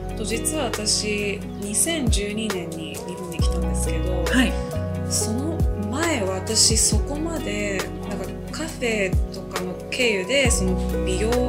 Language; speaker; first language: Japanese; non-native, fluent; English